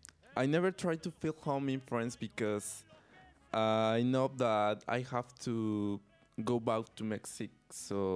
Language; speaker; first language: English; non-native, learner; Spanish